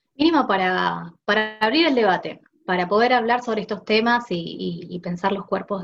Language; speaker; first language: Spanish; native; Spanish